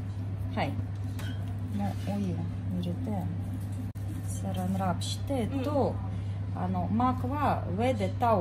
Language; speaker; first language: Japanese; non-native, learner; Ukrainian